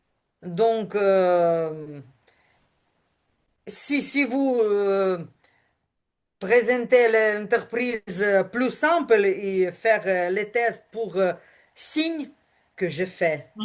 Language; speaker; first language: French; non-native, learner; Ukrainian